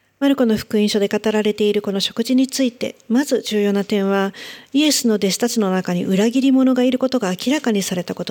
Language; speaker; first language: Japanese; native; Japanese